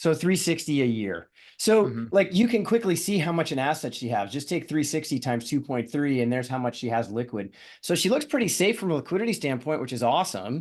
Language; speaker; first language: English; native; English